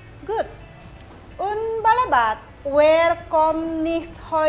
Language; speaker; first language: German; non-native, fluent; Indonesian